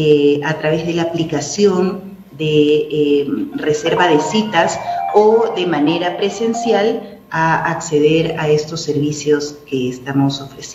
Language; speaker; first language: Spanish; native; Spanish